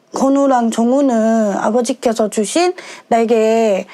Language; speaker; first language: Korean; native; Korean